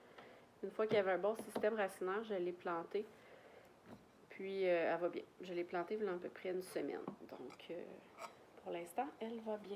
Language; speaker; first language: French; native; French